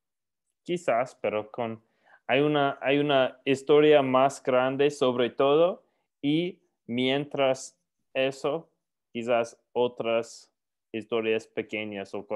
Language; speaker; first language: Spanish; non-native, learner; English